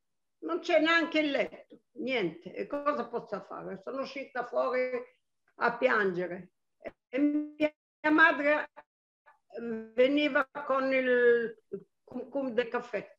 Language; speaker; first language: Italian; non-native, local second language; Arabic